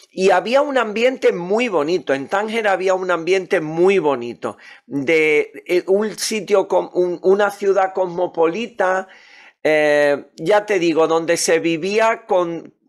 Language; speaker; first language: Spanish; native; Spanish